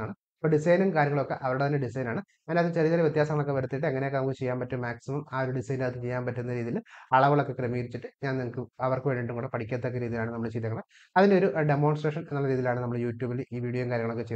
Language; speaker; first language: Malayalam; native; Malayalam